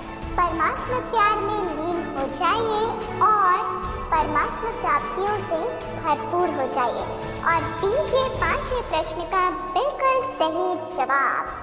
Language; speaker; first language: Hindi; native; Hindi